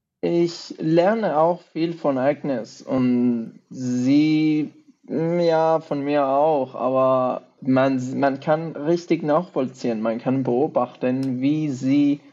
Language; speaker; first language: German; non-native, fluent; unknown